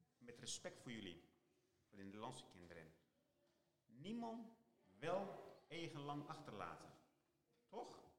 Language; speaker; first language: Dutch; non-native, learner; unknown